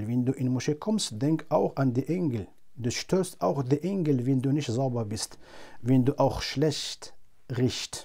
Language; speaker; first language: German; non-native, fluent; Arabic